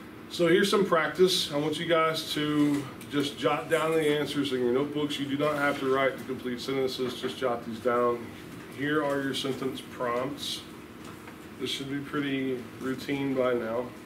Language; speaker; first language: English; native; English